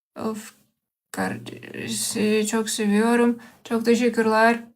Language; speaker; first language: Turkish; non-native, learner; Russian